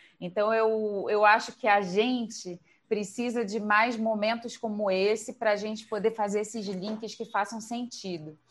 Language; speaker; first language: Portuguese; native; Portuguese